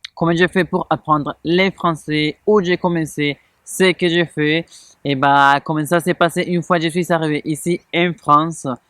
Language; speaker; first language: French; non-native, fluent; Spanish